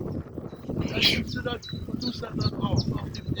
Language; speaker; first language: German; native; German